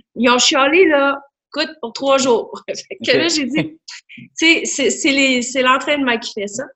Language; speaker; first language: French; native; French